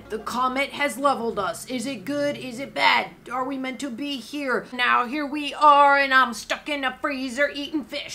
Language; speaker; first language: English; native; English